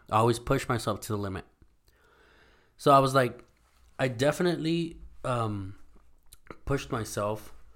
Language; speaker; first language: English; early bilingual, other home language; Spanish